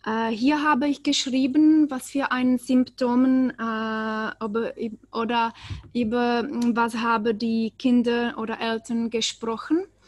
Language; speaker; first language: German; non-native, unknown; Czech